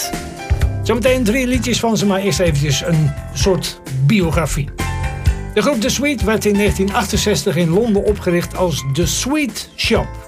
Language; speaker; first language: Dutch; native; Dutch